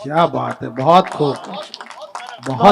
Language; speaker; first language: Hindi; native; Hindi